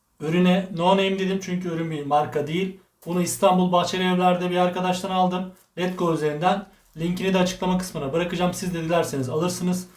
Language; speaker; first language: Turkish; native; Turkish